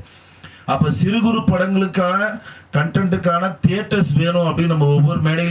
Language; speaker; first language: Tamil; native; Tamil